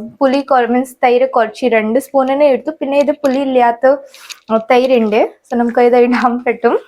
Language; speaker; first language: Malayalam; non-native, local second language; Hindi